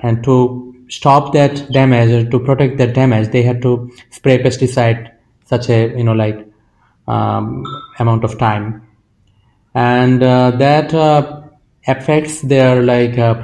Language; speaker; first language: English; non-native, local second language; Bangla